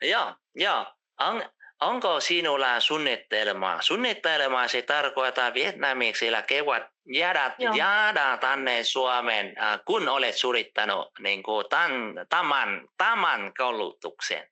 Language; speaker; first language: Finnish; non-native, fluent; Vietnamese